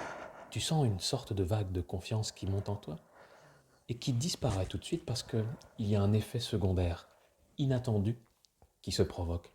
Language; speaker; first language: French; native; French